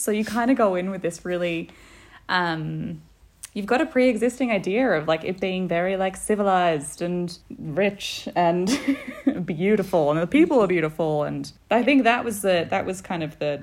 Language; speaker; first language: English; native; English